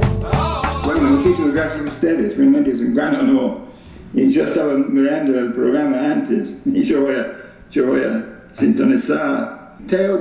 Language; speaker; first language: Spanish; non-native, fluent; English